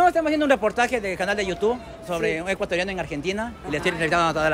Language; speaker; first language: Spanish; native; Spanish